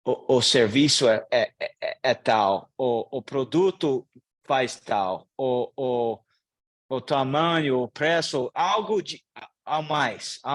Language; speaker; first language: Portuguese; non-native, learner; English